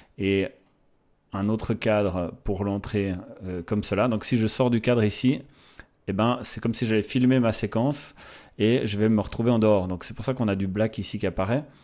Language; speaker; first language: French; native; French